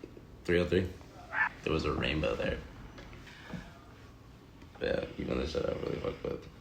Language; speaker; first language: English; native; English